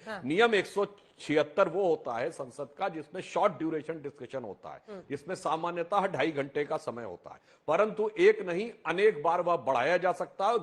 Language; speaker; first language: Hindi; native; Hindi